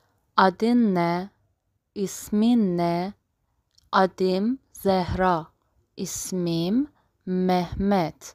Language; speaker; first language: Turkish; non-native, fluent; Persian